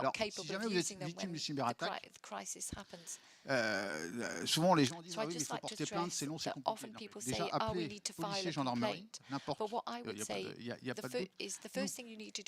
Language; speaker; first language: French; native; French